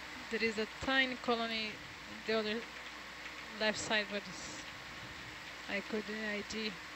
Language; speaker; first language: English; non-native, fluent; Portuguese